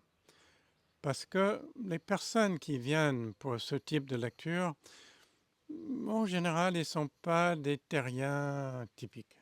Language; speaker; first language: French; non-native, fluent; English